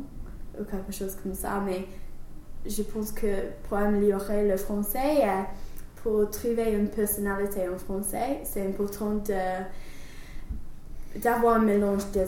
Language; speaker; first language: French; non-native, learner; English